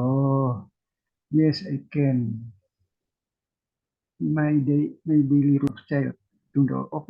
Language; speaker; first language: English; non-native, learner; Indonesian